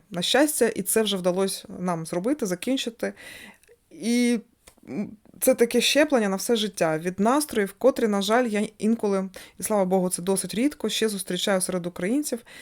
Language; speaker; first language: Ukrainian; non-native, local second language; Russian